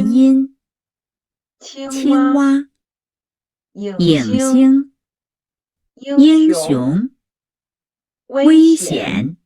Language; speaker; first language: Chinese; non-native, learner; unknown